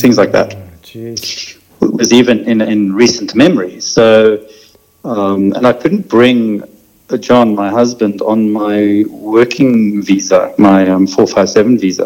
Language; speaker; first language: English; native; English